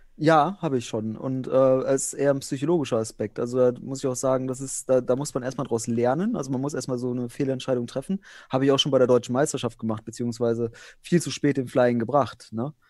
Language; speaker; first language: German; early bilingual, other home language; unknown